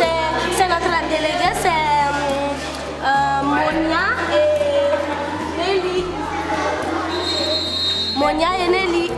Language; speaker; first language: French; non-native, learner; Malagasy